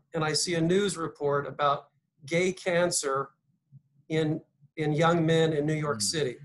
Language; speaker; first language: English; native; English